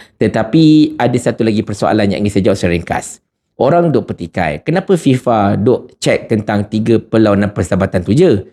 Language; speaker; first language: Malay; native; Malay